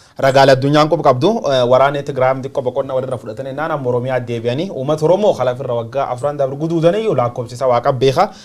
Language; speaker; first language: Oromo; native; Oromo